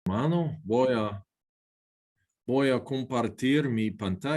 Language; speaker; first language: Spanish; non-native, learner; English